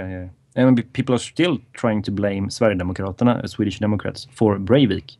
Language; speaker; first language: English; non-native, fluent; Swedish